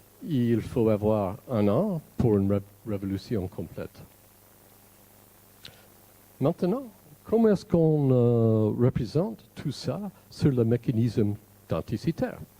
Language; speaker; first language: French; non-native, fluent; English